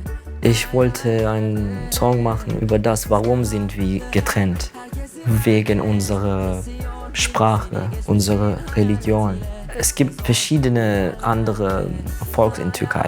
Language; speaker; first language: German; non-native, learner; Turkish